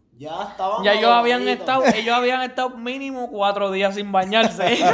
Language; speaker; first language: Spanish; native; Spanish